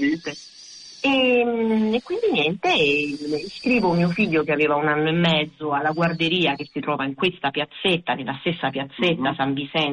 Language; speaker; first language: Italian; native; Italian